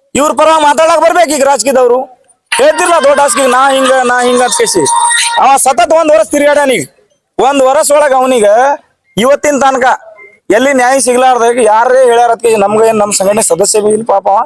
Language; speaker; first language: Kannada; non-native, local second language; Lambadi